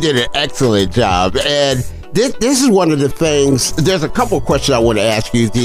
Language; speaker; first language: English; native; English